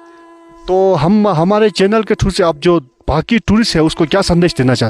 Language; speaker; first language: Hindi; native; Hindi